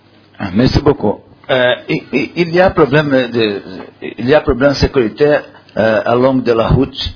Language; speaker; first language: French; non-native, learner; Portuguese